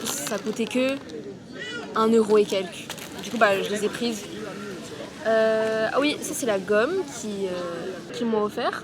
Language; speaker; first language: French; native; French